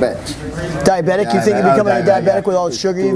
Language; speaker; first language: English; native; English